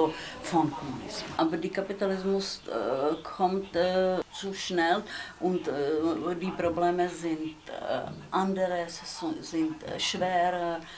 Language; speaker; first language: German; non-native, learner; Czech